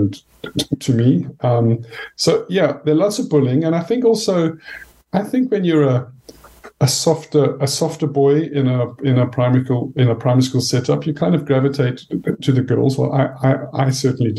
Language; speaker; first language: English; native; English